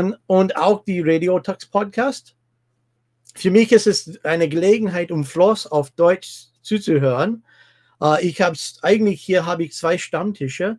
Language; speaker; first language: German; non-native, fluent; English